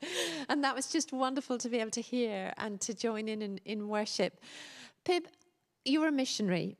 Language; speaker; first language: English; native; English